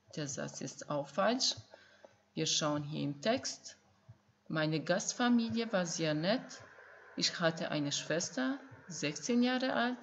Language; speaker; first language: German; non-native, fluent; Albanian